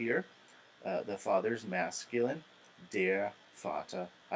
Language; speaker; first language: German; non-native, fluent; English